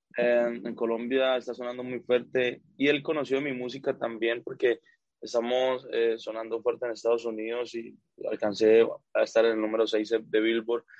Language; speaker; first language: Spanish; native; Spanish